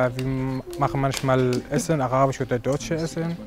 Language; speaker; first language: German; non-native, learner; Arabic